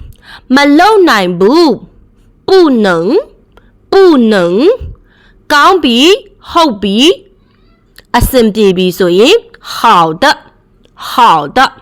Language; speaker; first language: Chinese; non-native, fluent; Burmese